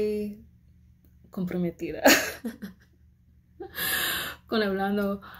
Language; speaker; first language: Spanish; non-native, learner; English